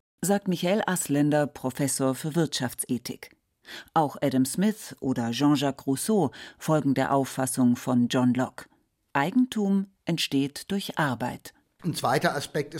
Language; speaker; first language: German; native; German